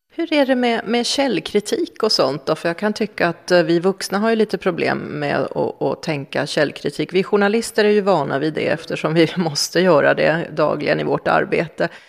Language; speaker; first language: Swedish; native; Swedish